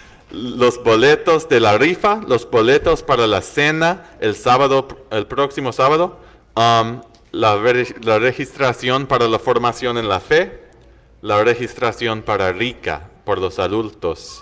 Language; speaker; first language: Spanish; non-native, learner; English